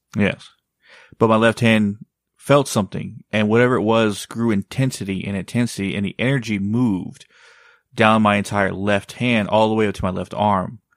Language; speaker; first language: English; native; English